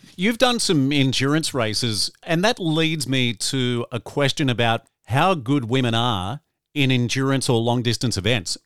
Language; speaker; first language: English; native; English